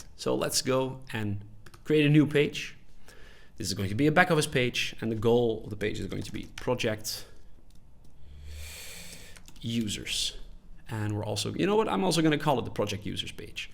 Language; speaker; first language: English; non-native, fluent; Dutch